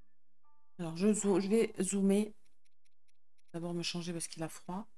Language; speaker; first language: French; native; French